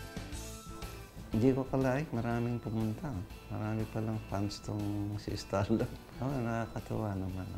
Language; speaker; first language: Filipino; native; Filipino